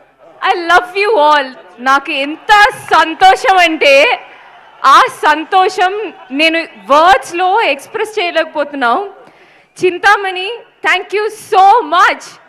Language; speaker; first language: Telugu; non-native, local second language; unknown